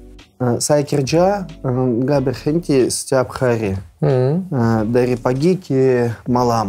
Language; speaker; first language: Indonesian; non-native, learner; Russian